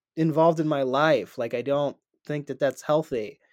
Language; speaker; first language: English; native; English